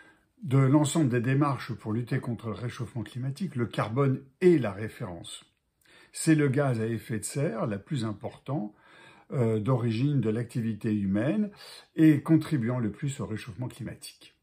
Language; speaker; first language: French; native; French